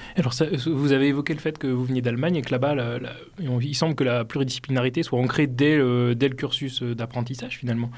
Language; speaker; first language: French; native; French